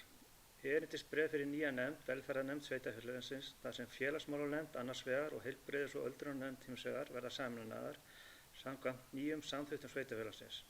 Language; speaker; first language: Icelandic; native; Icelandic